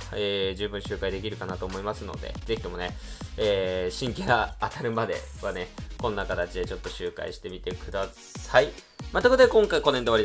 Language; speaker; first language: Japanese; native; Japanese